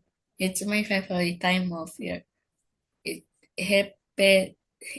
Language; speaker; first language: English; non-native, learner; Indonesian